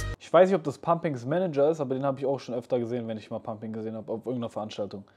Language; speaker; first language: German; native; German